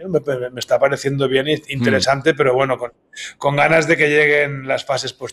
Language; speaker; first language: Spanish; native; Spanish